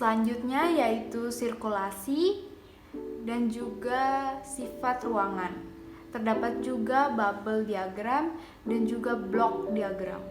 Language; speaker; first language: Indonesian; native; Indonesian